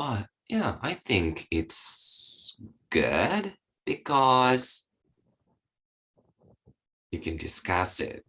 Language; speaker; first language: English; non-native, learner; Japanese